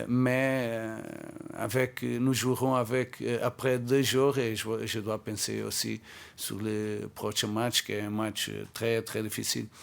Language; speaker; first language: French; non-native, fluent; Portuguese